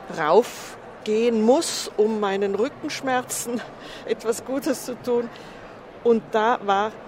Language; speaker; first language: German; non-native, local second language; Ladin